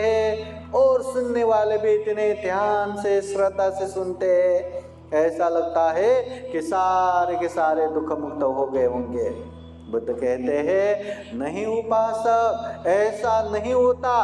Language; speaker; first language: Hindi; non-native, local second language; Marathi